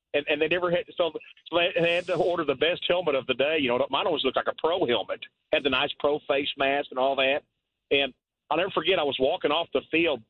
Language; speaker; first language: English; native; English